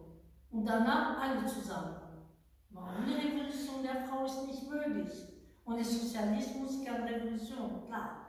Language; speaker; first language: German; non-native, fluent; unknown